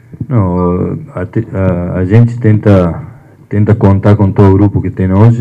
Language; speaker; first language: Portuguese; non-native, fluent; Spanish